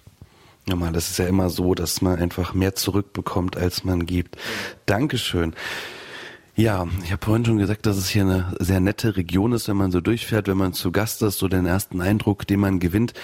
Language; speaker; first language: German; native; German